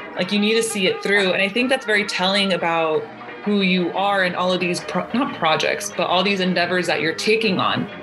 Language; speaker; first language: English; native; English